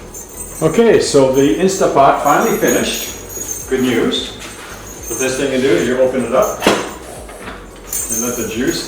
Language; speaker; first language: English; native; English